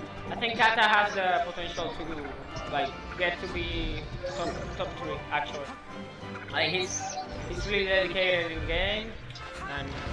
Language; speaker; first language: English; non-native, local second language; Spanish